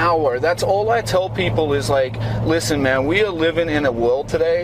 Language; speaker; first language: English; native; English